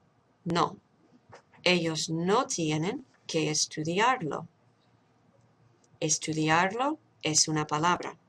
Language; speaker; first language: Spanish; non-native, fluent; English